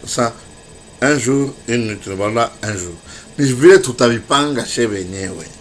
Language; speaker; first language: French; non-native, local second language; Swahili